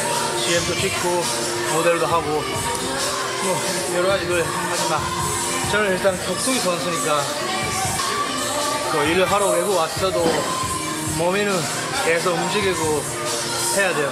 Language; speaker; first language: Korean; early bilingual, heritage; Japanese